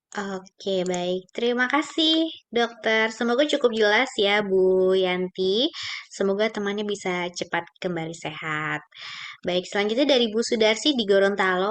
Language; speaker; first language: Indonesian; native; Indonesian